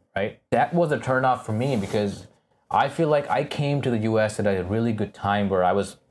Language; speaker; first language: English; non-native, local second language; Urdu